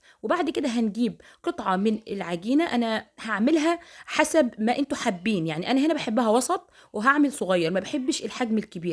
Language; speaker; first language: Arabic; native; Arabic